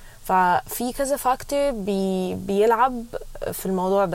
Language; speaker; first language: Arabic; early bilingual, heritage; Arabic